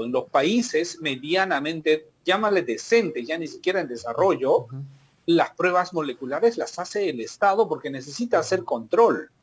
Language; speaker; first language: Spanish; native; Spanish